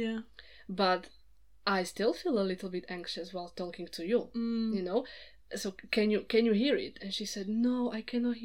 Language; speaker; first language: English; non-native, fluent; Slovak